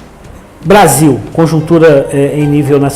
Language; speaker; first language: Portuguese; native; Portuguese